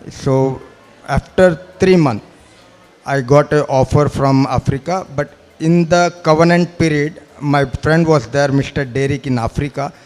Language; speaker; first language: English; non-native, local second language; Malayalam